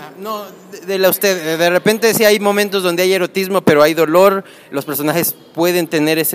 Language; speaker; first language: Spanish; native; Spanish